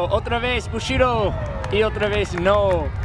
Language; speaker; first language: Spanish; non-native, learner; English